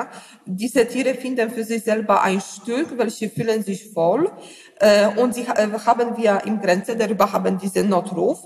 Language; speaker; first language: German; non-native, learner; Polish